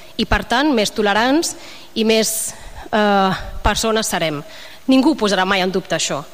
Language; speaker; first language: Catalan; native; Catalan